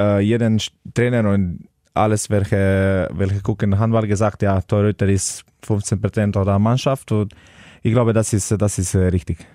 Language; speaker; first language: German; non-native, learner; Slovenian